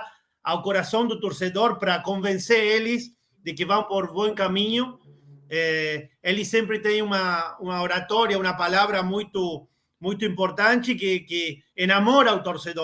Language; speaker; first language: Portuguese; non-native, learner; Spanish